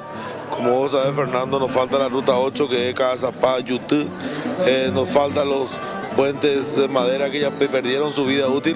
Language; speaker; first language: Spanish; native; Spanish